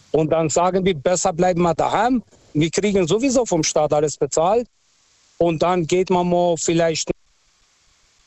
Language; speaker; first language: German; non-native, fluent; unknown